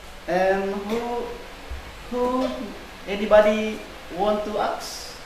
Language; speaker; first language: English; non-native, learner; Indonesian